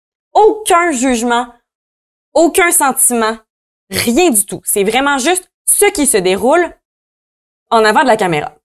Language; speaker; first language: French; native; French